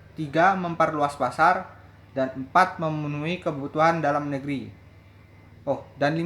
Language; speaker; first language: Indonesian; native; Indonesian